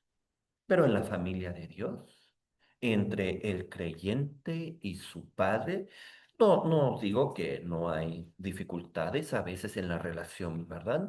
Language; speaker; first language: Spanish; native; Spanish